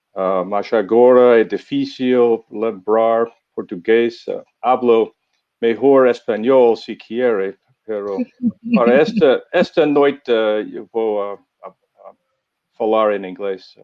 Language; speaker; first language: Portuguese; non-native, learner; English